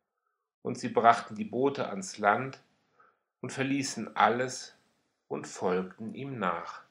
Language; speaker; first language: German; native; German